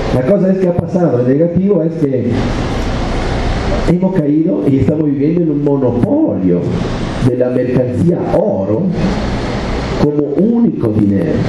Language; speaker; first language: Spanish; non-native, fluent; Italian